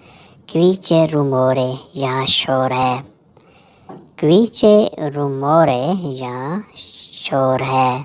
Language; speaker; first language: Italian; non-native, learner; Urdu